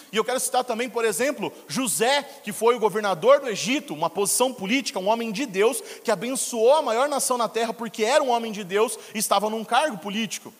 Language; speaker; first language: Portuguese; native; Portuguese